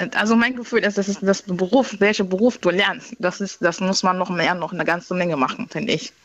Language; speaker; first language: German; non-native, fluent; Tigrinya